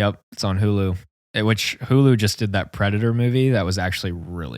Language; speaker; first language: English; native; English